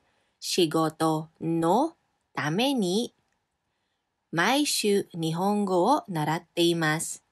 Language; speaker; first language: Japanese; non-native, fluent; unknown